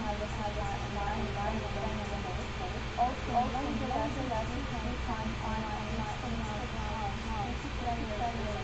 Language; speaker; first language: English; non-native, learner; Ukrainian